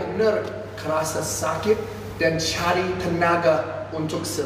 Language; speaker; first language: Indonesian; non-native, fluent; English